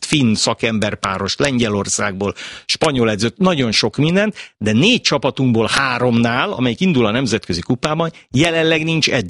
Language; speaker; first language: Hungarian; native; Hungarian